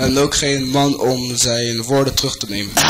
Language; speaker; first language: Dutch; non-native, fluent; French